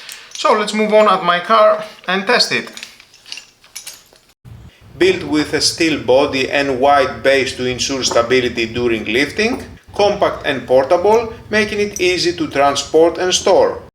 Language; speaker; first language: English; non-native, fluent; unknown